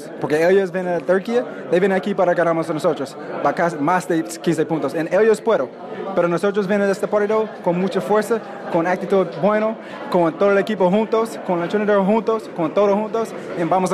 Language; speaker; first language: Spanish; non-native, learner; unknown